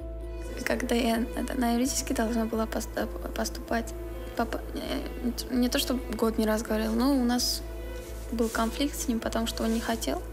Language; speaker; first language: Russian; non-native, fluent; Armenian